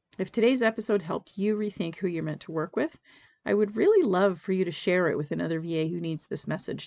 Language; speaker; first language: English; native; English